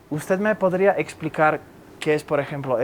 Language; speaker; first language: Spanish; non-native, learner; Slovak